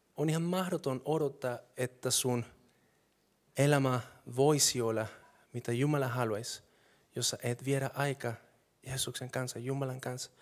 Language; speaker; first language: Finnish; non-native, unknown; Spanish